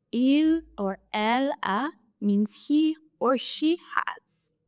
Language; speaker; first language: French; non-native, fluent; English